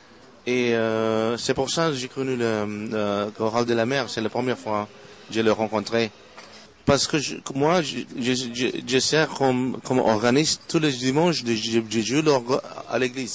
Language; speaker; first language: French; non-native, fluent; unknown